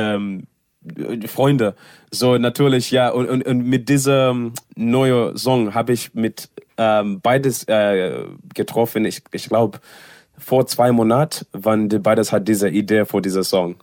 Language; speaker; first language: German; non-native, learner; English